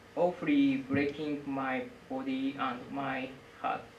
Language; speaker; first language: English; non-native, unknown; Japanese